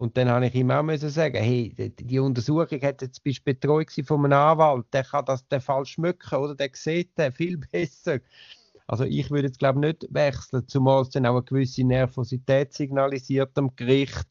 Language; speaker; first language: German; native; German